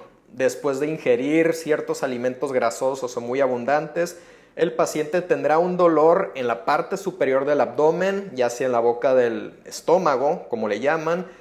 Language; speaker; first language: Spanish; native; Spanish